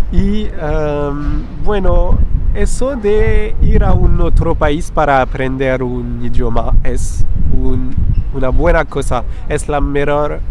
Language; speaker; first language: Spanish; non-native, fluent; French